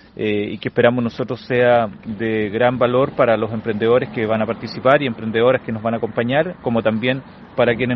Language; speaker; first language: Spanish; native; Spanish